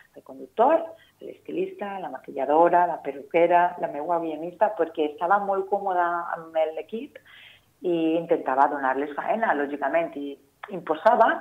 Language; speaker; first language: Catalan; non-native, local second language; Spanish